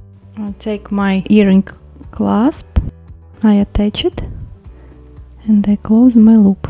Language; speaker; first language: English; non-native, fluent; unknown